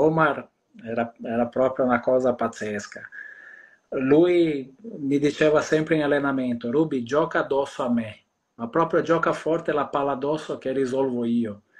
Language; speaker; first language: Italian; non-native, fluent; Portuguese